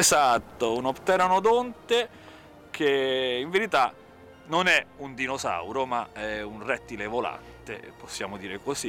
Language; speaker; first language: Italian; native; Italian